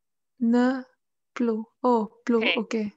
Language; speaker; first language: French; non-native, learner; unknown